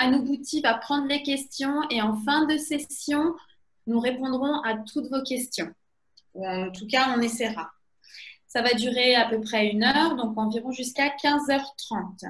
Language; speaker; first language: French; native; French